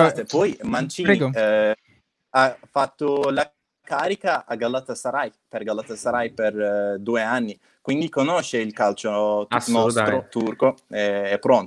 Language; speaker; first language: Italian; non-native, fluent; Turkish